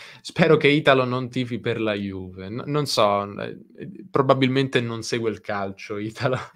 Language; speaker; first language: Italian; native; Italian